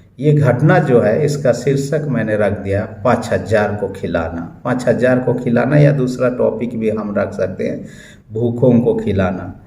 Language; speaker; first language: Hindi; non-native, local second language; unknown